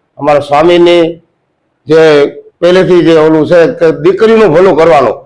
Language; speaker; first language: Gujarati; non-native, local second language; Sindhi